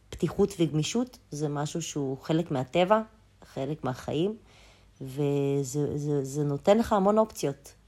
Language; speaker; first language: Hebrew; early bilingual, other home language; Russian